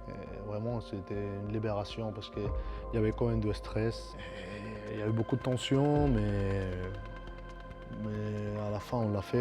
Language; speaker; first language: French; non-native, fluent; Spanish